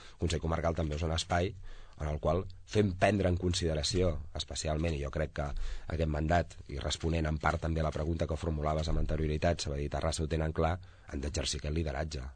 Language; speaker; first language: Catalan; native; Catalan